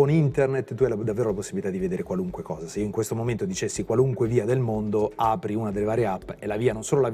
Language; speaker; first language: Italian; native; Italian